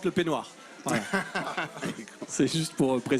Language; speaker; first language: French; native; French